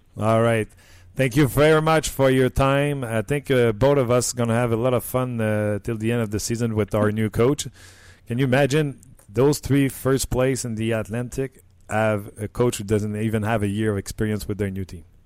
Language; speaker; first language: English; non-native, fluent; French